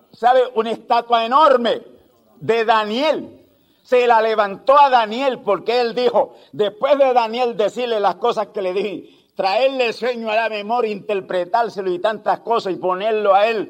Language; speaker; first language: Spanish; native; Spanish